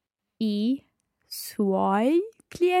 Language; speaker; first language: Italian; non-native, learner; English